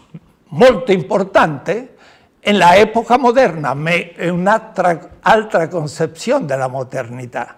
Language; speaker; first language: Italian; non-native, learner; Spanish